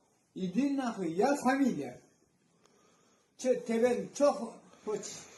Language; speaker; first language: Russian; non-native, learner; Uzbek